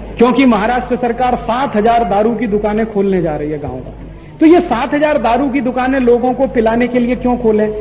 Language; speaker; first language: Hindi; native; Hindi